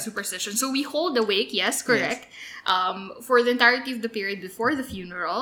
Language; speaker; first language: English; non-native, local second language; Filipino